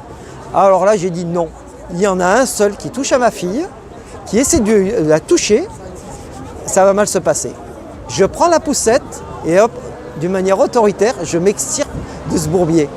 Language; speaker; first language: French; native; French